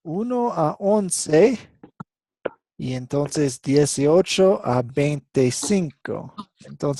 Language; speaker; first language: Spanish; non-native, fluent; English